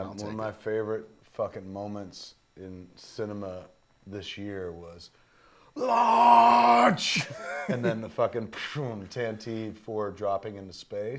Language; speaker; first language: English; native; English